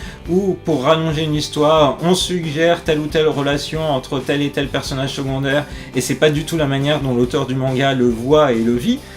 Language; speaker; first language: French; native; French